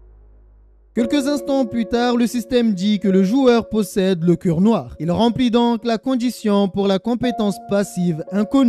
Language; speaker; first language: French; native; French